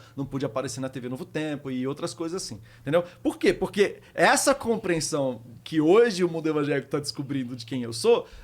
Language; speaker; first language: Portuguese; early bilingual, heritage; Portuguese